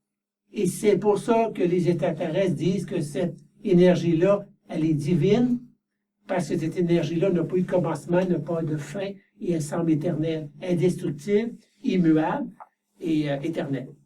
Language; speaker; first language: French; native; French